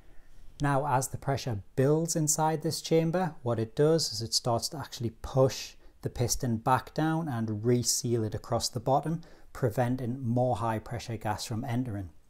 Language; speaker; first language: English; native; English